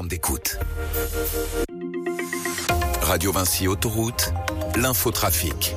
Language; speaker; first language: French; native; French